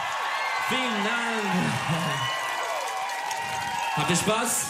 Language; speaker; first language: German; non-native, learner; Turkish